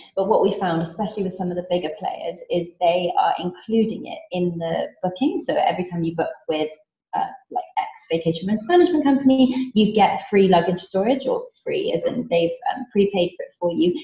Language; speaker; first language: English; native; English